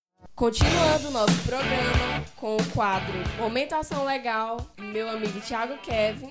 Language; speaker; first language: Portuguese; native; Portuguese